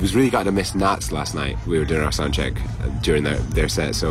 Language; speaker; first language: English; native; English